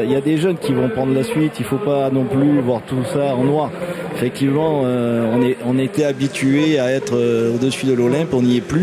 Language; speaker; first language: French; native; French